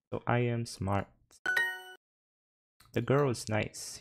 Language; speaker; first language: English; non-native, fluent; Portuguese